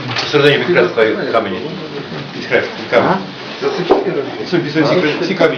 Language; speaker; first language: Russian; non-native, local second language; Ukrainian